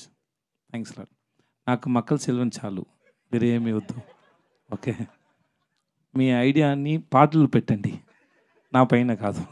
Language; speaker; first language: Telugu; non-native, learner; Tamil